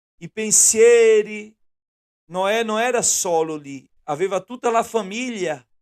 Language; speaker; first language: Italian; non-native, fluent; Portuguese